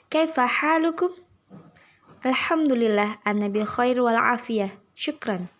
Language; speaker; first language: Arabic; non-native, fluent; Indonesian